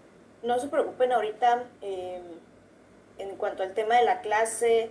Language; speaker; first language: Spanish; native; Spanish